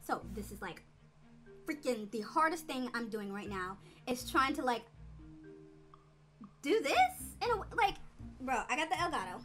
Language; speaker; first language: English; native; English